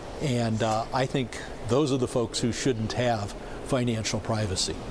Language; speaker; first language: English; native; English